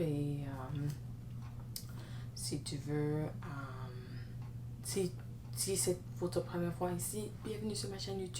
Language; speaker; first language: French; non-native, learner; English